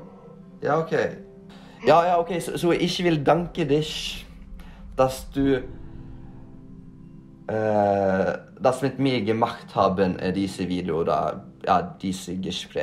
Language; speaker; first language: German; non-native, learner; Norwegian